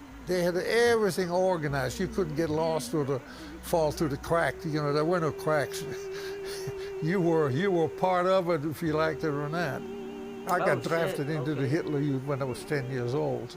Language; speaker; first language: English; non-native, fluent; German